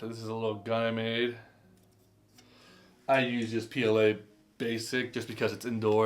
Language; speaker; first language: English; native; English